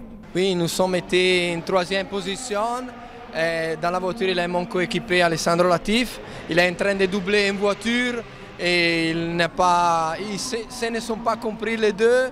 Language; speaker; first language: French; non-native, learner; Italian